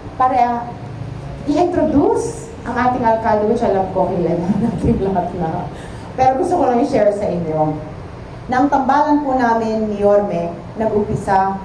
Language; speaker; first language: Filipino; native; Filipino